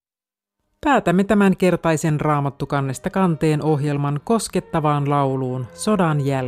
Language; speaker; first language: Finnish; native; Finnish